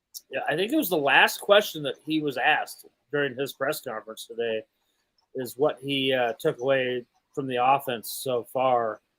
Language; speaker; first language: English; native; English